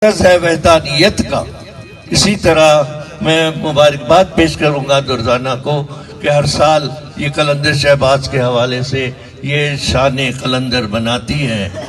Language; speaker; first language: Urdu; non-native, local second language; Sindhi